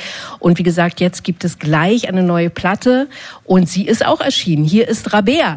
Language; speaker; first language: German; native; German